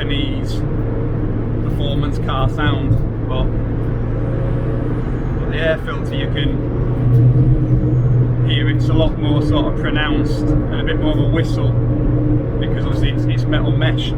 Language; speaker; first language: English; native; English